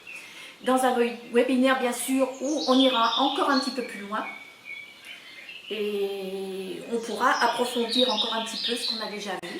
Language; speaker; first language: French; native; French